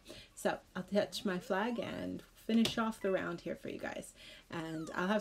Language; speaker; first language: English; native; English